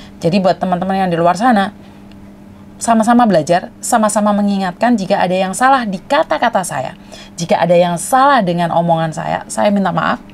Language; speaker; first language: Indonesian; non-native, local second language; Madurese